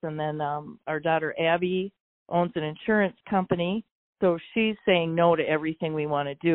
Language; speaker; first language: English; native; English